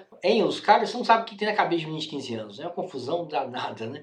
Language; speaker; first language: Portuguese; native; Portuguese